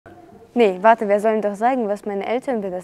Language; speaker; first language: German; non-native, fluent; Russian